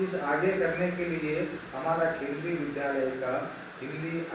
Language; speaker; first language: Hindi; non-native, local second language; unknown